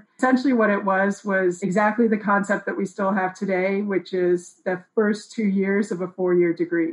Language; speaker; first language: English; native; English